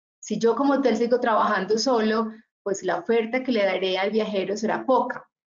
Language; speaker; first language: Spanish; native; Spanish